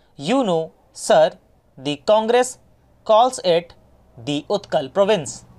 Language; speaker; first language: English; non-native, local second language; Hindi